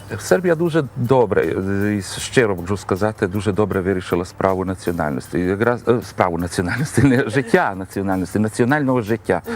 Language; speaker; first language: Ukrainian; early bilingual, heritage; Ukrainian